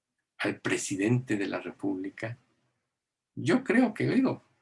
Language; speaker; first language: Spanish; native; Spanish